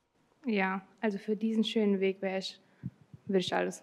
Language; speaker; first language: German; early bilingual, other home language; Turkish